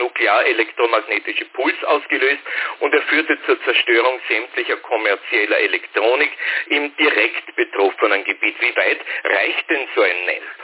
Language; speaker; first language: German; native; German